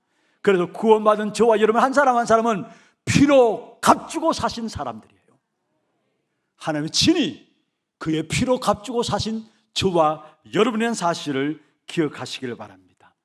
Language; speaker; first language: Korean; native; Korean